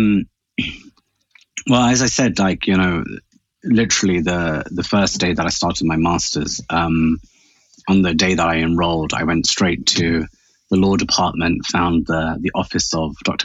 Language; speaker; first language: English; native; English